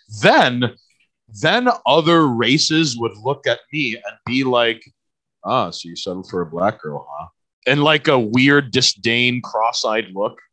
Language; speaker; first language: English; early bilingual, other home language; Spanish